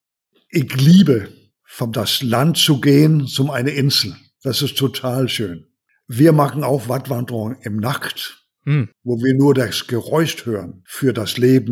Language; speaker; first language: German; non-native, learner; Danish